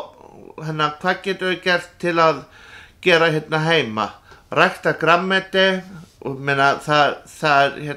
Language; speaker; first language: Icelandic; non-native, fluent; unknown